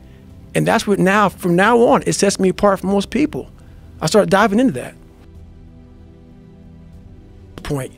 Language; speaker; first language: English; native; English